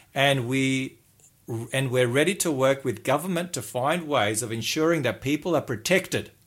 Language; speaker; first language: English; native; English